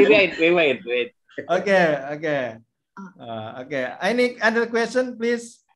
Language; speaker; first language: English; non-native, fluent; Indonesian